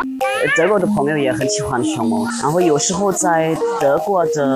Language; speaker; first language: Chinese; non-native, fluent; German